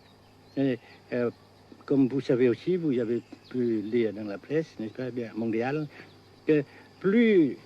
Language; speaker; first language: French; non-native, fluent; Vietnamese